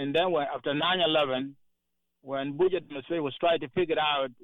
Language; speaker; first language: English; non-native, fluent; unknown